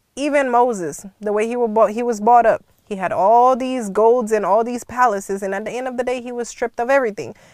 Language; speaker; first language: English; early bilingual, other home language; Haitian Creole